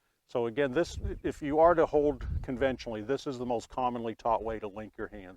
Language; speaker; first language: English; native; English